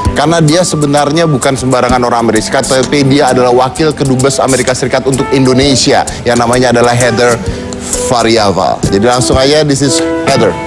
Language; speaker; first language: Indonesian; native; Indonesian